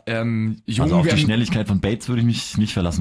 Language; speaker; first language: German; native; German